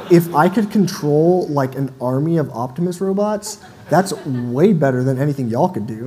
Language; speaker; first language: English; native; English